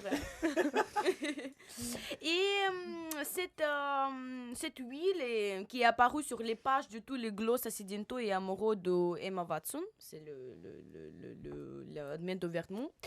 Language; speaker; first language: French; non-native, learner; Russian